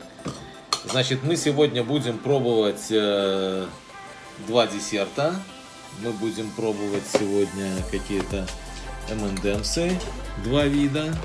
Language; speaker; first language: Russian; native; Russian